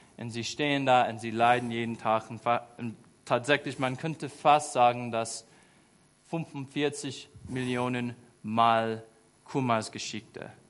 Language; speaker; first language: German; non-native, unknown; English